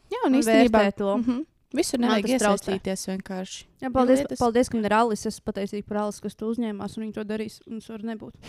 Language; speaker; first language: Latvian; native; Latvian